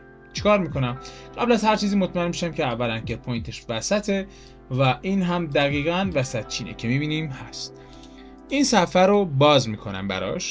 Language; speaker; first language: Persian; native; Persian